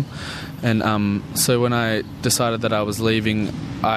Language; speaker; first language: English; native; English